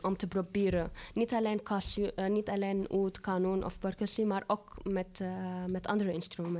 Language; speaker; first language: Dutch; non-native, learner; Arabic